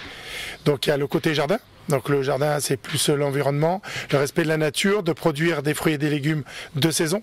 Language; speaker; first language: French; native; French